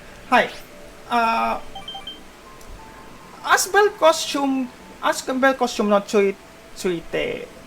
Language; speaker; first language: Japanese; non-native, learner; Filipino